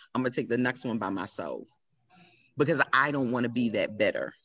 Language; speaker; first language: English; native; English